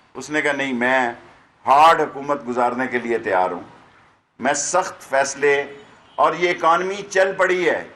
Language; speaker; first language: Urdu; non-native, local second language; Punjabi